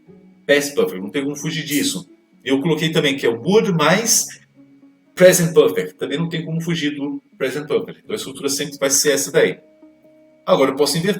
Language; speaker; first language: Portuguese; native; Portuguese